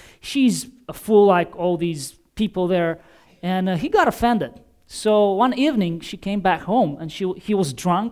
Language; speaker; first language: English; non-native, fluent; Bulgarian